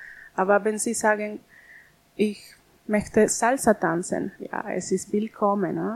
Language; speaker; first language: German; non-native, learner; Spanish